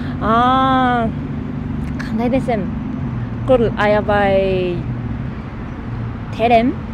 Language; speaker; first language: Kyrgyz; non-native, learner; Japanese